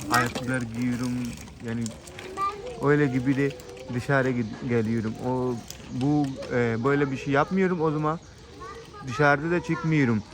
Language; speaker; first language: Turkish; non-native, learner; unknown